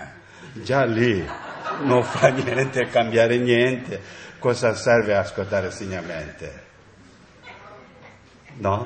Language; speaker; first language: Italian; non-native, learner; Tibetan